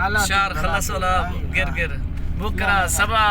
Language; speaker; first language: Arabic; non-native, learner; Urdu